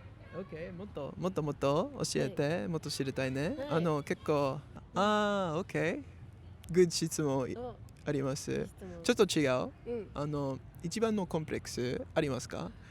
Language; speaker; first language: Japanese; non-native, learner; English